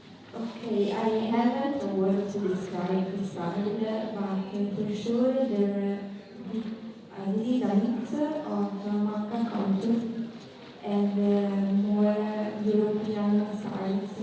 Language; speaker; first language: English; non-native, learner; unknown